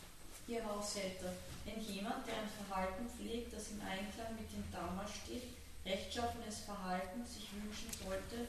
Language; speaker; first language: German; native; German